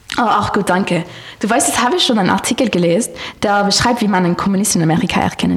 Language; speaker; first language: German; non-native, learner; French